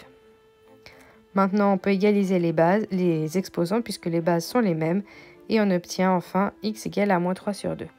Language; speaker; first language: French; native; French